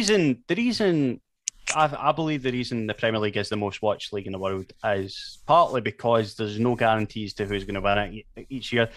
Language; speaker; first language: English; native; English